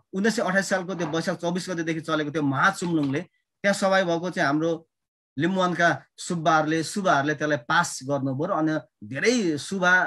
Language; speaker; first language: Nepali; non-native, local second language; Limbu